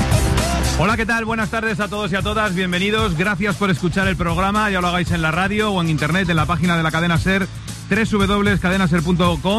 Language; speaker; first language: Spanish; native; Spanish